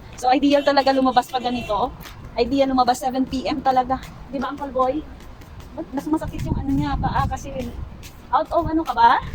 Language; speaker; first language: Filipino; native; Filipino